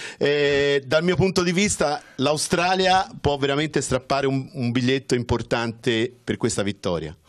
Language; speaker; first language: Italian; native; Italian